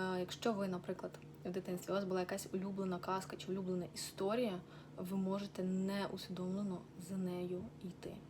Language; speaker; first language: Ukrainian; non-native, local second language; Russian